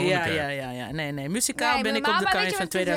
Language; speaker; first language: Dutch; native; Dutch